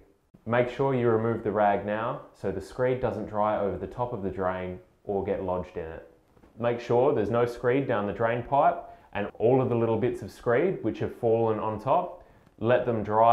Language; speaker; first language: English; native; English